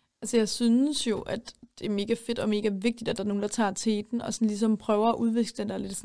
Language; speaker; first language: Danish; native; Danish